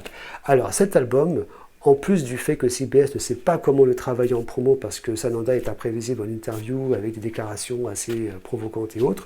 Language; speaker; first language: French; native; French